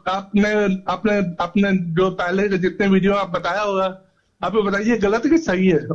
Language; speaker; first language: Hindi; native; Hindi